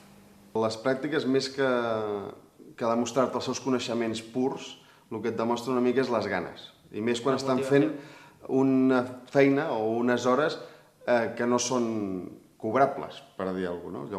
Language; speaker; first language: Catalan; native; Catalan